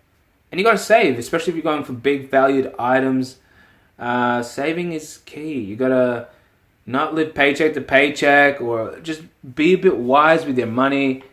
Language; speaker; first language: English; native; English